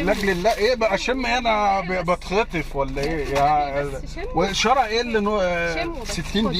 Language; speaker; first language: Arabic; native; Arabic